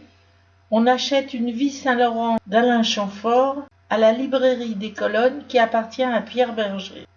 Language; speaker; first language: French; native; French